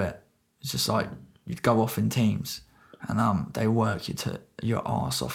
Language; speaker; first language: English; native; English